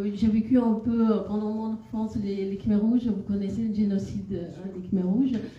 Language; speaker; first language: French; non-native, fluent; Khmer